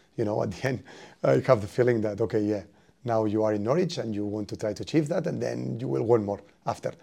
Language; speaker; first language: English; non-native, fluent; Spanish